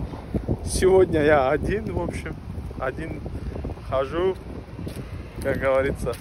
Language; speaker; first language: Russian; non-native, local second language; Turkish